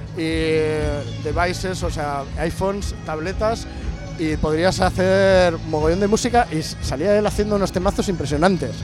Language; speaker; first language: Spanish; native; Spanish